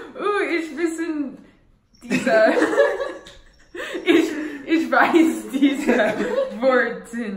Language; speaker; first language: German; non-native, learner; English